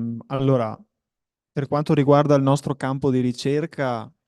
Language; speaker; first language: Italian; native; Italian